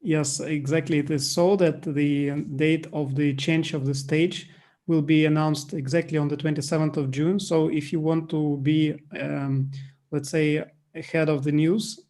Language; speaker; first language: English; non-native, fluent; Russian